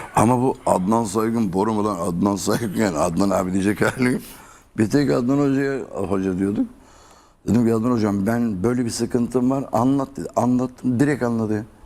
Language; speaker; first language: Turkish; native; Turkish